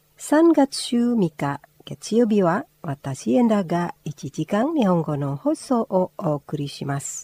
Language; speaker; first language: Japanese; non-native, fluent; Indonesian